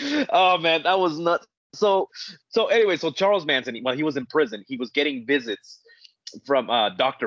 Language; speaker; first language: English; native; English